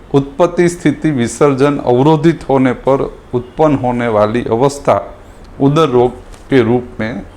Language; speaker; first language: Hindi; non-native, local second language; Gujarati